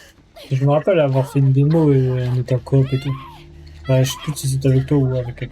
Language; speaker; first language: French; native; French